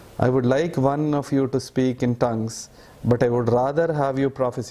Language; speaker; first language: English; non-native, local second language; Telugu